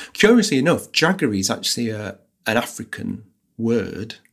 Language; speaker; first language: English; native; English